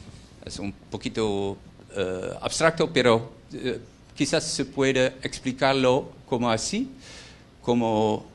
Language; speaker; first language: Spanish; non-native, fluent; Dutch